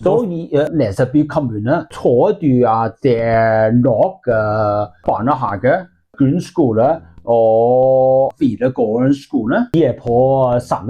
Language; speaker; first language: Norwegian; non-native, learner; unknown